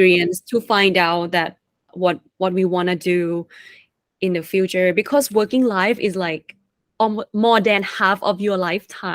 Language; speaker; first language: English; non-native, fluent; Thai